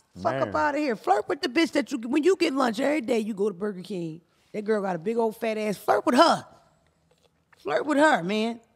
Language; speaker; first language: English; native; English